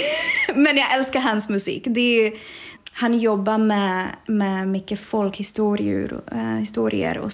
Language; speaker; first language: Swedish; non-native, fluent; Czech